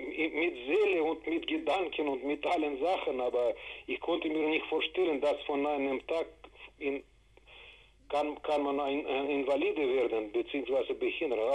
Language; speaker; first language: German; non-native, fluent; Russian